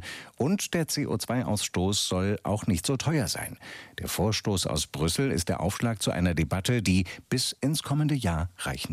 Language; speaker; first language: German; native; German